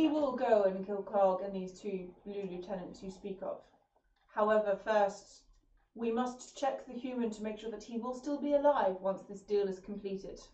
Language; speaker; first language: English; native; English